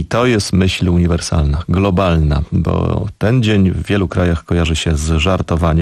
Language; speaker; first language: Polish; native; Polish